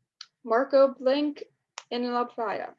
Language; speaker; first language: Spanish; non-native, fluent; English